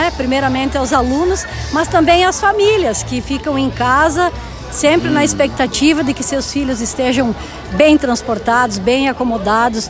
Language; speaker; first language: Portuguese; native; Portuguese